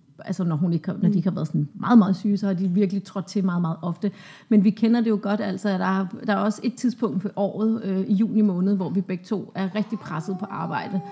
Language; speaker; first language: Danish; native; Danish